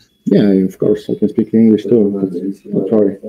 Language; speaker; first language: English; non-native, fluent; Italian